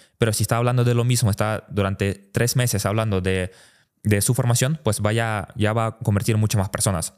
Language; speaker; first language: Spanish; early bilingual, other home language; Russian